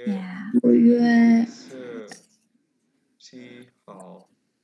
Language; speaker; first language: Chinese; non-native, learner; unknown